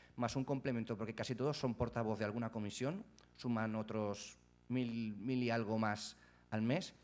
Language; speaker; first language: Spanish; native; Spanish